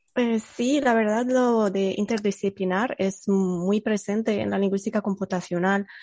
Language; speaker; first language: Spanish; non-native, fluent; Arabic